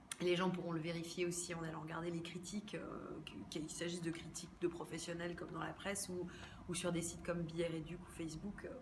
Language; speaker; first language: French; native; French